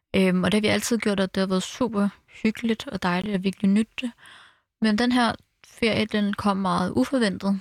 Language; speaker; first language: Danish; early bilingual, other home language; Arabic